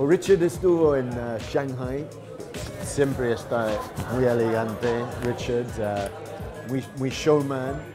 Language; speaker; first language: Spanish; non-native, learner; English